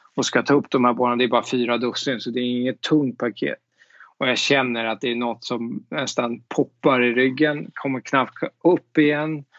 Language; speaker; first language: Swedish; native; Swedish